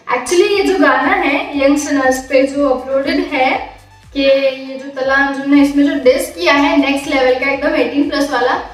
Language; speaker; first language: Hindi; non-native, local second language; Marathi